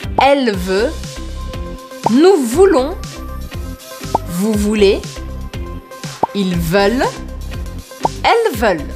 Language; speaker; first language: French; non-native, learner; Portuguese